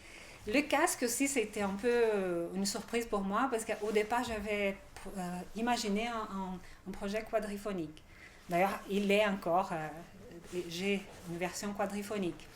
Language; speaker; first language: French; non-native, fluent; Portuguese